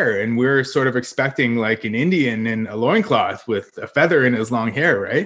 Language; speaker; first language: English; native; English